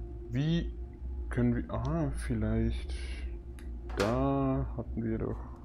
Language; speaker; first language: German; native; German